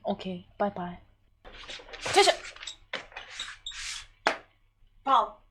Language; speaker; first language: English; non-native, learner; Korean